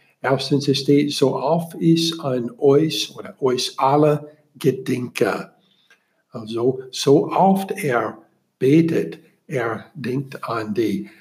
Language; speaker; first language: German; non-native, learner; English